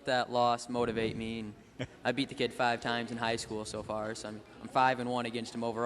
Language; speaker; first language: English; native; English